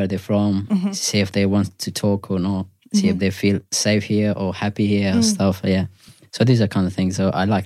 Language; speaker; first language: English; non-native, fluent; Pashto